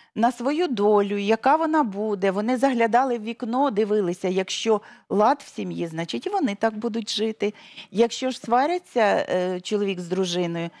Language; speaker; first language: Ukrainian; native; Ukrainian